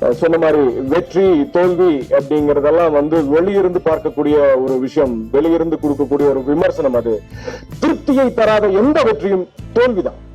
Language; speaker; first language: Tamil; native; Tamil